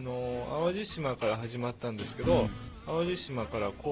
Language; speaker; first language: Japanese; native; Japanese